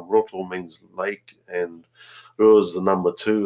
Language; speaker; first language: English; native; English